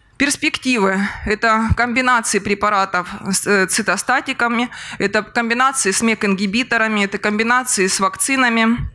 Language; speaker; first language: Russian; native; Russian